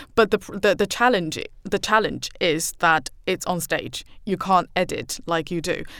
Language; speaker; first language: English; non-native, fluent; Chinese